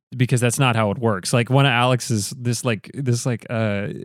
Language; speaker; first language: English; native; English